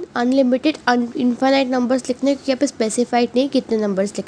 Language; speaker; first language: Hindi; native; Hindi